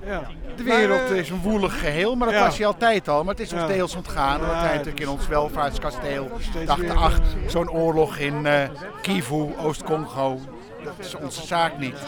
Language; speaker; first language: Dutch; native; Dutch